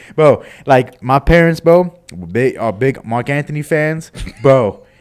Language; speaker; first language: English; native; English